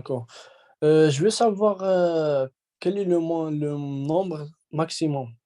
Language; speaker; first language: French; non-native, learner; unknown